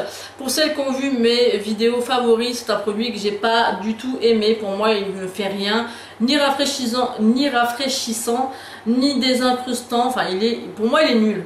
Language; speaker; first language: French; native; French